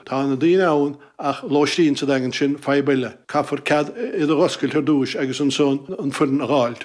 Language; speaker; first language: Irish; native; Irish